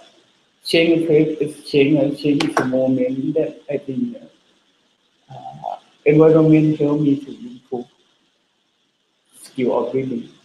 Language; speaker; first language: English; non-native, learner; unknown